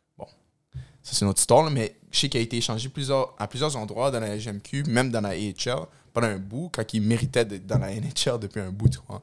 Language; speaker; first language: French; early bilingual, other home language; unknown